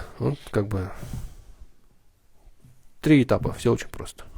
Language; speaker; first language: Russian; native; Russian